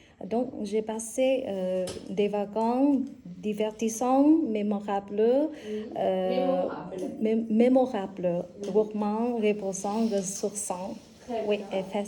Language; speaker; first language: French; non-native, learner; Vietnamese